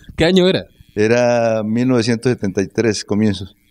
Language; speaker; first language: Spanish; native; Spanish